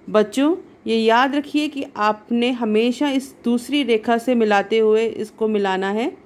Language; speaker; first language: Hindi; native; Hindi